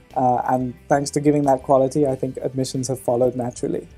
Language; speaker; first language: English; native; English